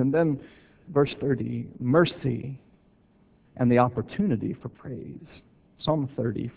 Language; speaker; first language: English; native; English